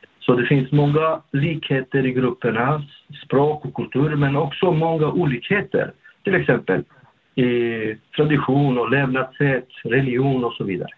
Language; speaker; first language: Swedish; non-native, fluent; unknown